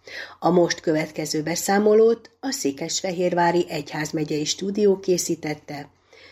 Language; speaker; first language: Hungarian; native; Hungarian